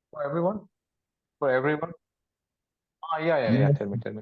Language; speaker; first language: English; non-native, local second language; Hindi